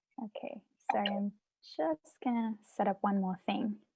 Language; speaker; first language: English; native; English